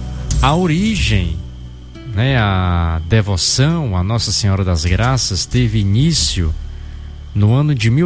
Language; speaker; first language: Portuguese; native; Portuguese